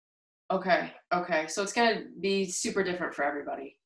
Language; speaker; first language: English; native; English